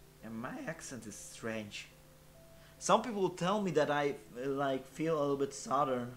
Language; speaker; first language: English; non-native, fluent; Polish